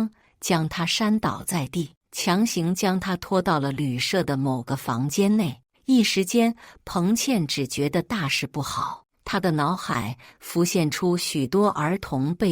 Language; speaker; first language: Chinese; native; Chinese